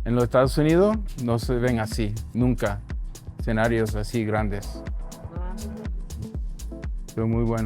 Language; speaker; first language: Spanish; non-native, learner; English